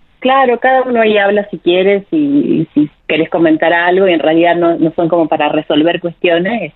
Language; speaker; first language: Spanish; native; Spanish